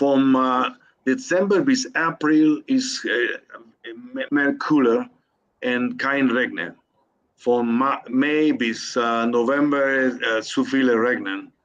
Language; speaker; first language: German; non-native, learner; Spanish